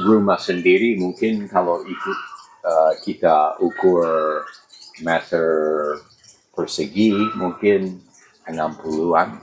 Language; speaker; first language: Indonesian; non-native, fluent; English